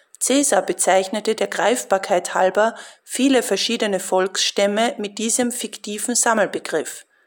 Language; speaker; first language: German; native; German